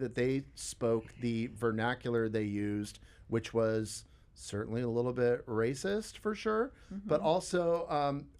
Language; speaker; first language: English; native; English